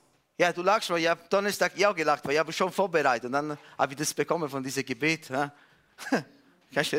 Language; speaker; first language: German; non-native, fluent; Italian